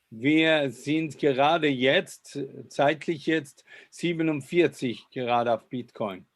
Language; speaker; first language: German; non-native, fluent; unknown